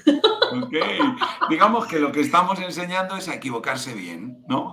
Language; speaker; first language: Spanish; native; Spanish